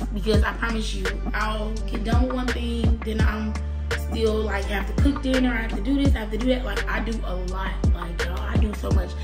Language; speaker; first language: English; native; English